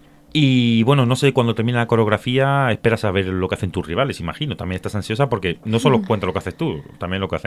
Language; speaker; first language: Spanish; native; Spanish